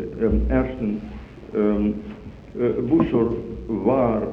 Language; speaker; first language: German; non-native, fluent; Italian